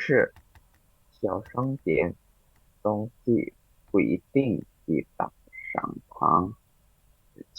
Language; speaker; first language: Chinese; non-native, learner; Indonesian